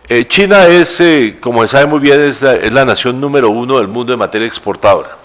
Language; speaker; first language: Spanish; native; Spanish